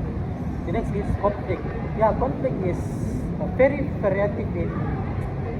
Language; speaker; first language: English; non-native, learner; Indonesian